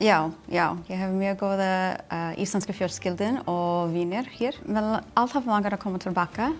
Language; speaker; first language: Icelandic; non-native, learner; English